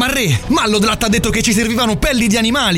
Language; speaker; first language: Italian; native; Italian